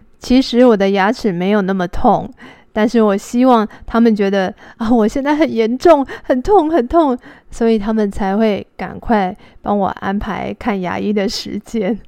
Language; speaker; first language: Chinese; native; Chinese